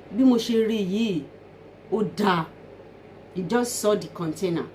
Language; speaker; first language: English; non-native, local second language; Yoruba